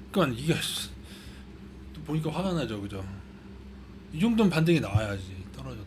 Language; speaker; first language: Korean; native; Korean